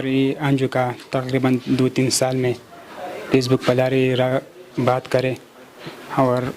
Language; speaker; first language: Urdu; non-native, local second language; Pashto